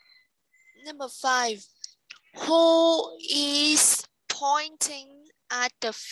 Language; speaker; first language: English; non-native, fluent; Vietnamese